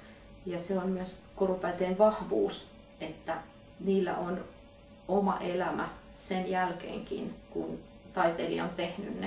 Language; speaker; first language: Finnish; native; Finnish